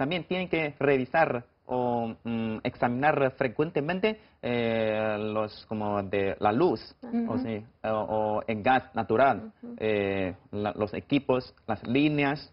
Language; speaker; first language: Spanish; non-native, fluent; Chinese